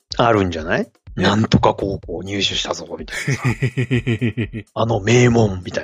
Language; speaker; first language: Japanese; native; Japanese